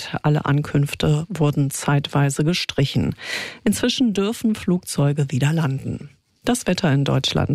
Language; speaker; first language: German; native; German